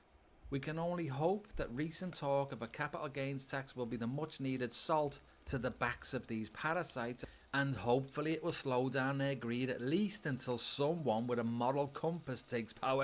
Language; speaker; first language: English; native; English